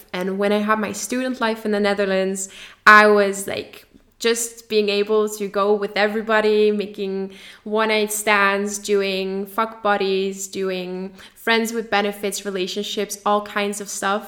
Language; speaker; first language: English; non-native, fluent; Dutch